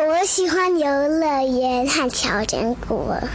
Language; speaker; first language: Chinese; early bilingual, heritage; Chinese